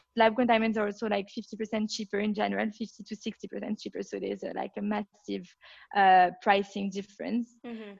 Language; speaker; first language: English; non-native, fluent; French